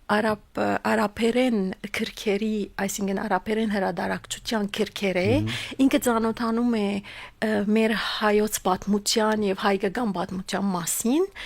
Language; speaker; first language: Armenian; early bilingual, heritage; Armenian